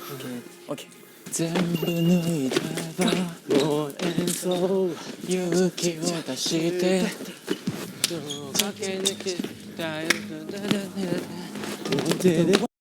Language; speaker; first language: Japanese; native; Japanese